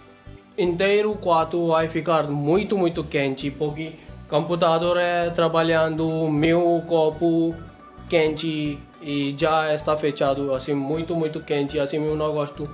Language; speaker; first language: Portuguese; non-native, learner; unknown